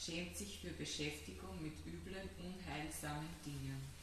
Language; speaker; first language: German; native; German